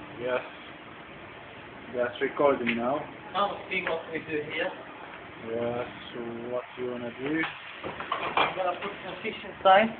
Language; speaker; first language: English; non-native, learner; Turkish